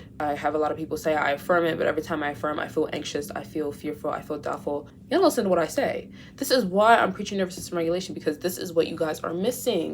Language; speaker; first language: English; native; English